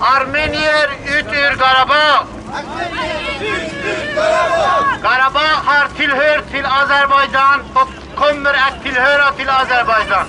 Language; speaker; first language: Swedish; non-native, learner; Azerbaijani